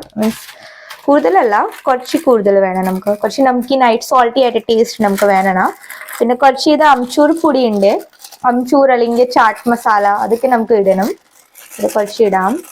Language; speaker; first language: Malayalam; non-native, learner; Kannada